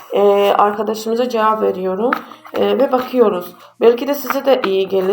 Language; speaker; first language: Turkish; non-native, fluent; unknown